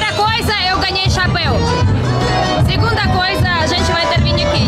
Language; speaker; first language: Portuguese; non-native, fluent; Russian